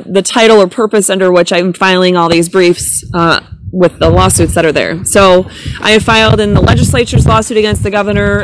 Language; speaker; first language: English; native; English